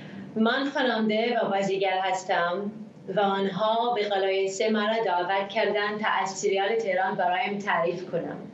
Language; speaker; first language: Persian; early bilingual, heritage; Hebrew